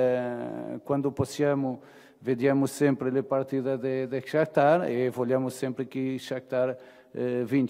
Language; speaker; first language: Italian; non-native, fluent; Portuguese